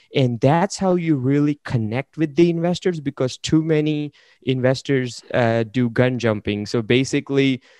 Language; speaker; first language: English; non-native, local second language; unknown